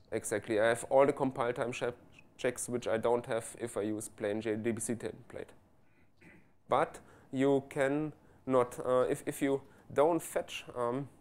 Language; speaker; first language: English; non-native, fluent; German